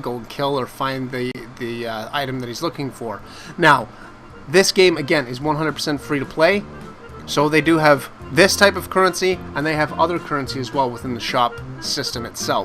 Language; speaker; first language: English; native; English